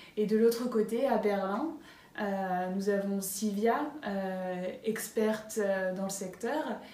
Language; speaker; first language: French; native; French